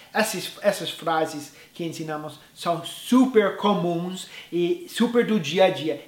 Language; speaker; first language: Portuguese; non-native, fluent; English